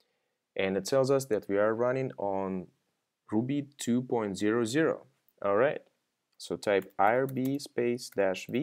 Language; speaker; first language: English; non-native, fluent; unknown